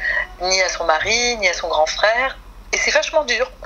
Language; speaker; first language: French; native; French